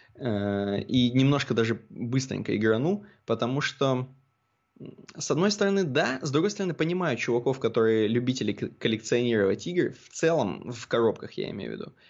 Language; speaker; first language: Russian; native; Russian